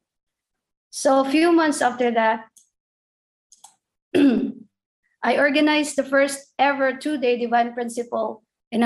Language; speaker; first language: English; non-native, local second language; Cebuano